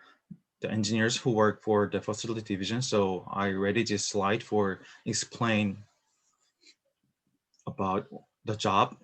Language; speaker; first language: English; non-native, learner; Korean